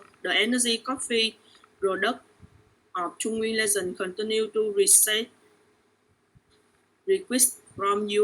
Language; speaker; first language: English; non-native, learner; Vietnamese